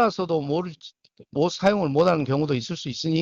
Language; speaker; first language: Korean; native; Korean